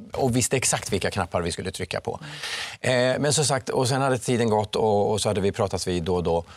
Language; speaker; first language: Swedish; early bilingual, other home language; Finnish